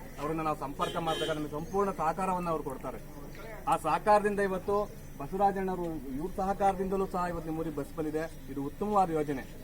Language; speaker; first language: Kannada; native; Kannada